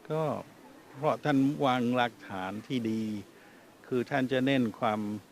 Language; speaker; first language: Thai; non-native, fluent; English